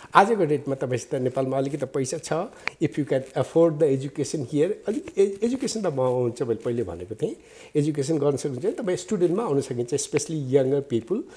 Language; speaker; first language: Nepali; native; Nepali